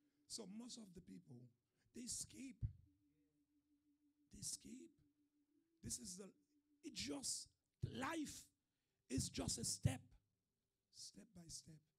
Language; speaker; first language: English; non-native, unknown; Haitian Creole